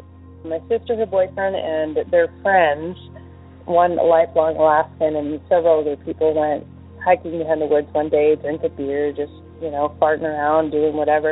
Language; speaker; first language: English; native; English